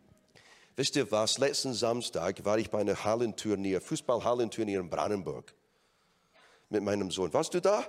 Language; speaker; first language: German; non-native, fluent; English